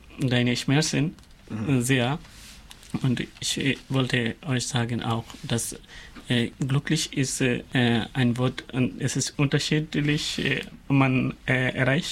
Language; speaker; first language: German; non-native, learner; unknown